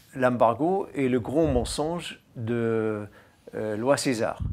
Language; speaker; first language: French; non-native, fluent; Arabic